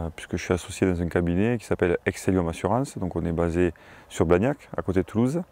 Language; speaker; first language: French; native; French